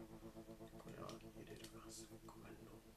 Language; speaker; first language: Japanese; non-native, learner; English